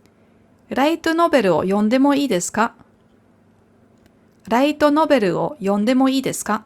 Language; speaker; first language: Japanese; non-native, fluent; German